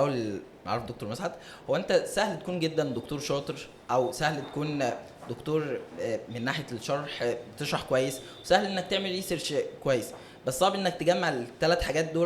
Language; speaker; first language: Arabic; native; Arabic